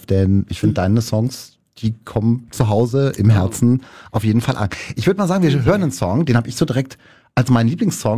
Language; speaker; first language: German; native; German